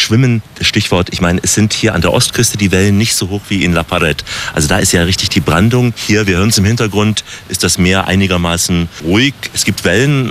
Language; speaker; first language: German; native; German